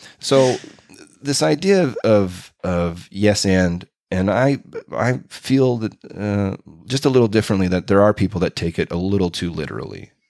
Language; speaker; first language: English; native; English